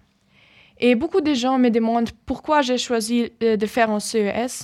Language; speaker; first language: French; non-native, fluent; German